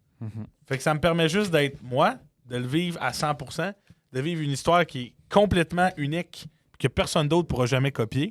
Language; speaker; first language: French; native; French